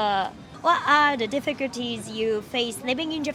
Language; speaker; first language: English; non-native, learner; Japanese